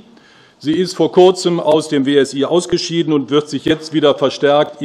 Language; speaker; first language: German; native; German